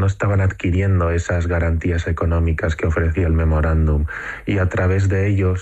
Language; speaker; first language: Spanish; native; Spanish